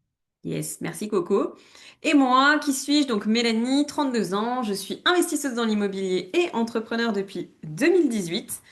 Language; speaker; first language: French; native; French